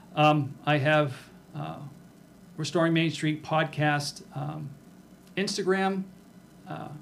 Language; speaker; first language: English; native; English